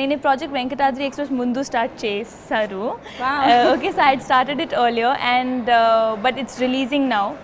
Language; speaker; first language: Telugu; non-native, learner; Punjabi